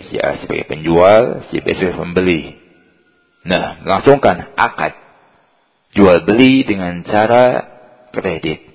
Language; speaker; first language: Indonesian; native; Indonesian